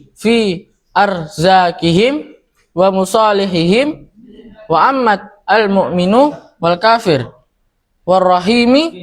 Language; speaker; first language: Arabic; non-native, fluent; Indonesian